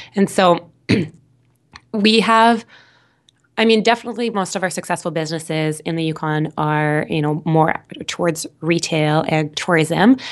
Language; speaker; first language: English; native; English